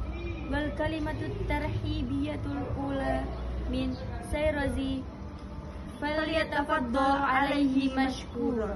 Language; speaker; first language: Arabic; non-native, learner; Indonesian